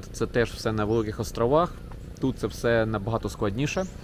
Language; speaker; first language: Ukrainian; native; Ukrainian